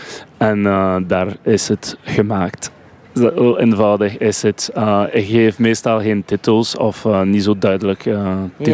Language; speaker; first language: Dutch; non-native, local second language; French